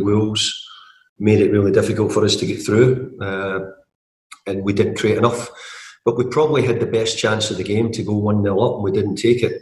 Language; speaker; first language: English; native; English